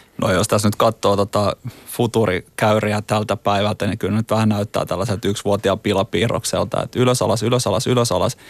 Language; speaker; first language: Finnish; native; Finnish